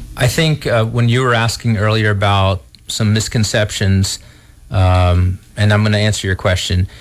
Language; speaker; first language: English; early bilingual, other home language; Portuguese